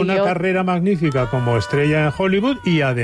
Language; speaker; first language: Spanish; native; Spanish